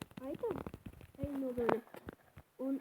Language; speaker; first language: Latvian; non-native, local second language; Russian